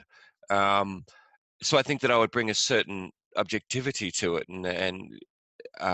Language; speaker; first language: English; native; English